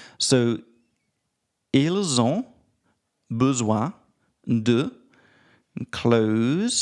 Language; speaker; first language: French; non-native, learner; English